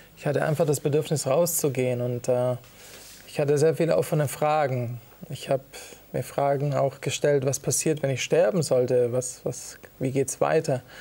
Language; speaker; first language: German; early bilingual, other home language; Italian